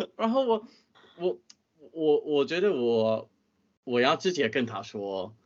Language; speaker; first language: Chinese; non-native, fluent; English